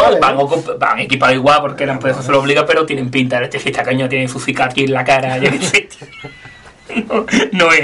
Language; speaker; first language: Spanish; native; Spanish